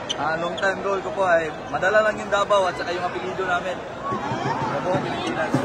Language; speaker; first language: Filipino; non-native, local second language; Cebuano